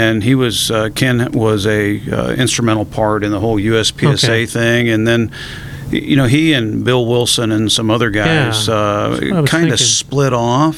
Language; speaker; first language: English; native; English